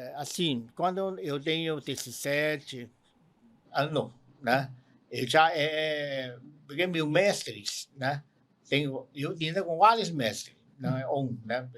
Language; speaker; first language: Portuguese; non-native, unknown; Cantonese